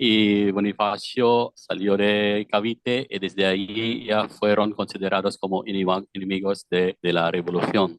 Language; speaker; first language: Spanish; non-native, fluent; Filipino